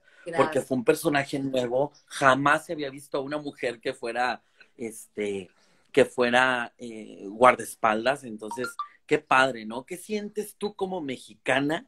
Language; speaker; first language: Spanish; native; Spanish